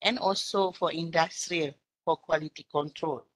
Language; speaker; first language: English; non-native, local second language; Malay